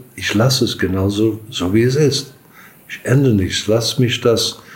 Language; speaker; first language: German; non-native, fluent; English